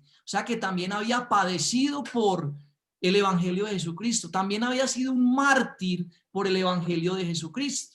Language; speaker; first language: Spanish; native; Spanish